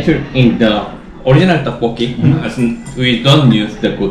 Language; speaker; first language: English; non-native, learner; Korean